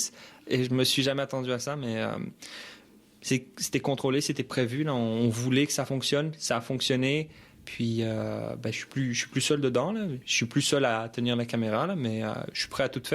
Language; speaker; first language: French; early bilingual, other home language; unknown